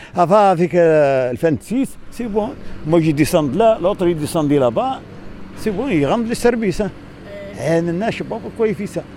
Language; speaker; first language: French; non-native, local second language; Arabic